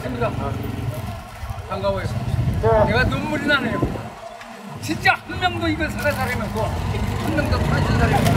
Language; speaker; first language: Korean; native; Korean